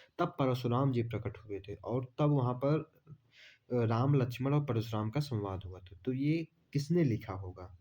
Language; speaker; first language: Hindi; native; Hindi